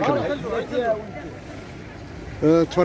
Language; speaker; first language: Arabic; native; Arabic